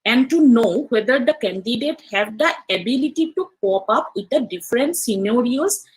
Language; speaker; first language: English; non-native, local second language; Assamese